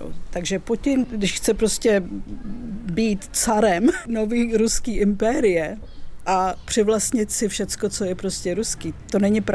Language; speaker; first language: Czech; early bilingual, other home language; Russian